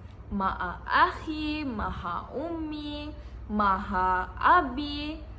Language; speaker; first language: Arabic; non-native, learner; Malay